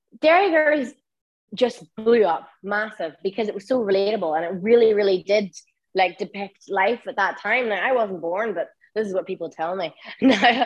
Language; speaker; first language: English; native; English